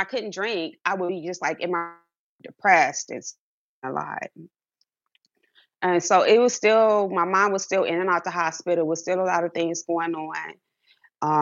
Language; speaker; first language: English; native; English